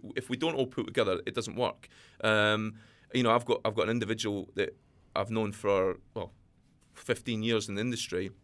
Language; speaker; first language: English; native; English